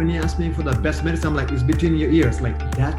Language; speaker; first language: English; non-native, fluent; Sinhala